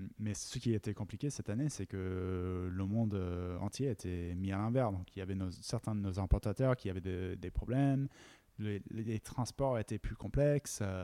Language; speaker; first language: French; non-native, fluent; English